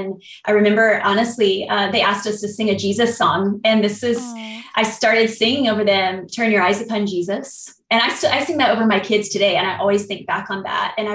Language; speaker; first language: English; native; English